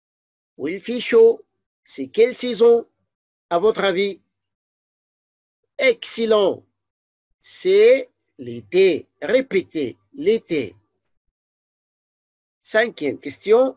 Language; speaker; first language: French; non-native, fluent; Arabic